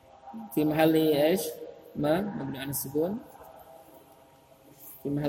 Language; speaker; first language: Arabic; non-native, fluent; Indonesian